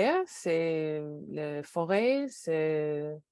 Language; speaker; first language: French; non-native, learner; English